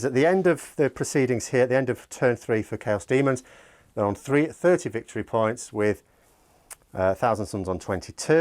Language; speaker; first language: English; native; English